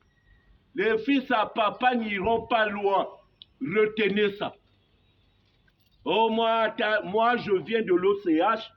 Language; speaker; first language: French; native; French